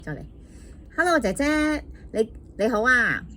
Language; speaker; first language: Cantonese; native; Cantonese